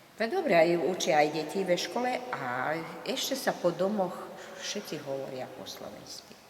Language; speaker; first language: Slovak; early bilingual, heritage; Slovak